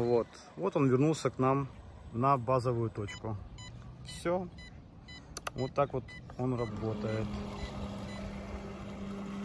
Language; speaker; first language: Russian; native; Russian